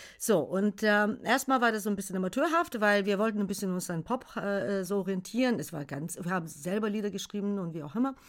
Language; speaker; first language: German; non-native, fluent; Bulgarian